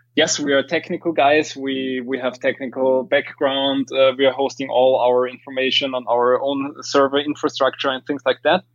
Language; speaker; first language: English; non-native, fluent; German